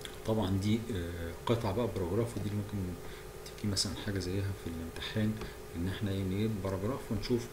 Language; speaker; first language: Arabic; native; Arabic